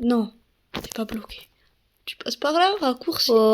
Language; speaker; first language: French; native; French